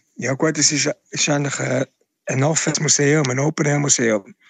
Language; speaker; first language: German; native; German